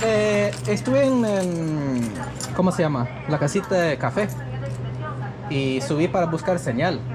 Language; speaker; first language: Spanish; non-native, fluent; English